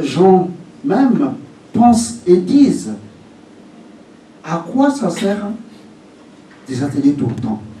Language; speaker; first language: French; non-native, local second language; Malagasy